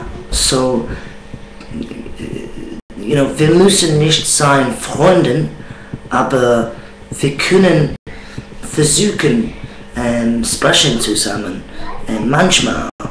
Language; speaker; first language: German; non-native, learner; English